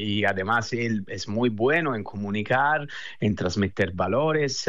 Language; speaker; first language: Spanish; non-native, fluent; Italian